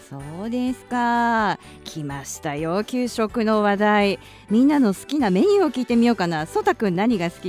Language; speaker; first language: Japanese; native; Japanese